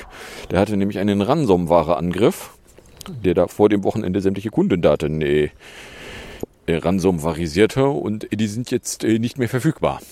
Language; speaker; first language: German; native; German